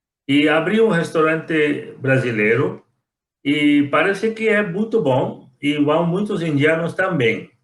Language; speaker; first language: Portuguese; non-native, fluent; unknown